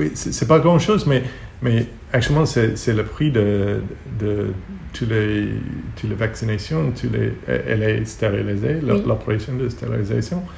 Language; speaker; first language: French; non-native, learner; Hebrew